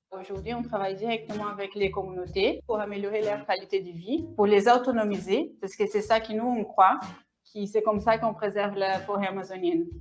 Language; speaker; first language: French; non-native, fluent; Portuguese